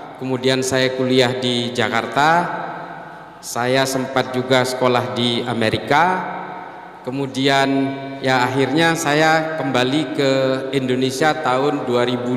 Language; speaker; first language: Indonesian; non-native, local second language; Madurese